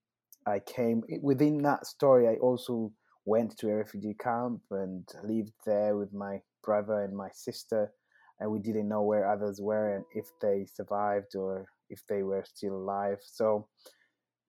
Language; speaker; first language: English; non-native, local second language; Kinyarwanda